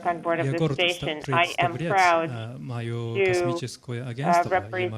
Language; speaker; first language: Russian; non-native, fluent; Japanese